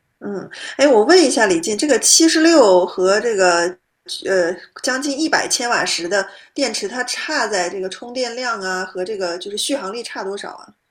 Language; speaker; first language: Chinese; native; Chinese